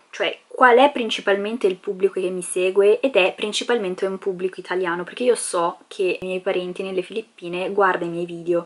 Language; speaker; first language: Italian; early bilingual, other home language; Filipino